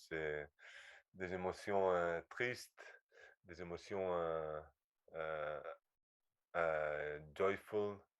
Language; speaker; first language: French; non-native, learner; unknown